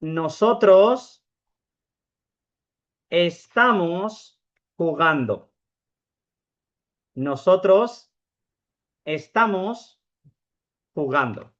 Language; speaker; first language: Spanish; non-native, fluent; Urdu